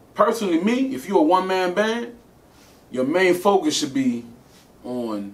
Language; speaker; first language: English; native; English